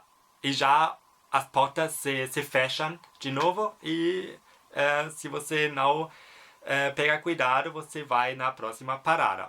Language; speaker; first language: Portuguese; non-native, fluent; German